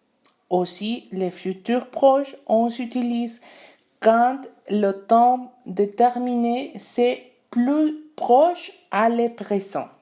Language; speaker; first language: French; non-native, learner; Spanish